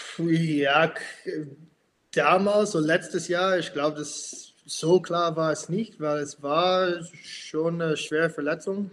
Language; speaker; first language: German; non-native, fluent; English